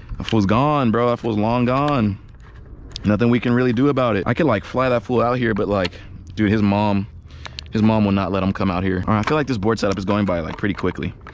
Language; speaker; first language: English; native; English